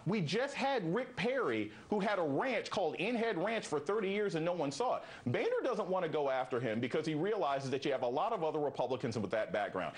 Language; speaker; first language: English; native; English